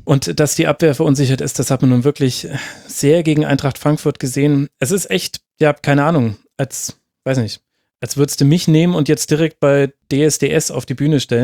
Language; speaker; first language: German; native; German